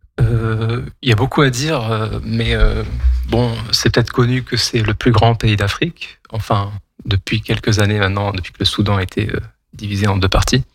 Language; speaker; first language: French; non-native, local second language; Kabyle